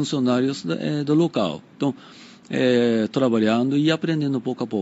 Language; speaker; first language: Portuguese; non-native, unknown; Japanese